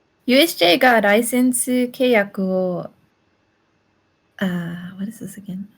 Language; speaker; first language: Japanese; non-native, learner; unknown